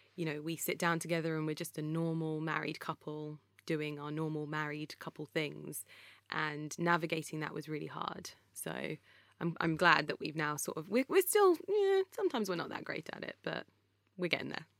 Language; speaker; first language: English; native; English